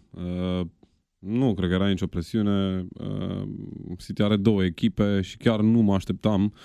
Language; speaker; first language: Romanian; native; Romanian